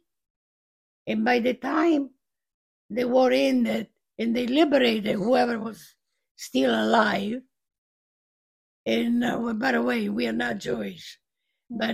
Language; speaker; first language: English; non-native, fluent; Italian